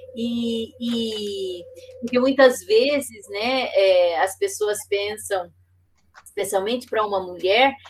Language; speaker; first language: Portuguese; native; Portuguese